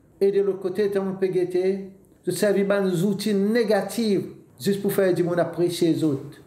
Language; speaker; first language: French; non-native, local second language; Seselwa Creole French